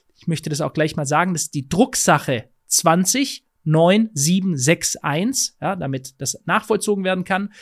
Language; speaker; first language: German; native; German